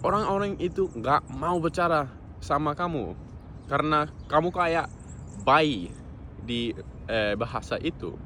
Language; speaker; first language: Indonesian; non-native, fluent; English